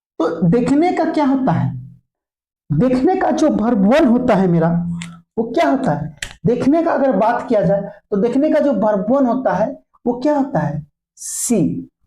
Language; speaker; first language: Hindi; native; Hindi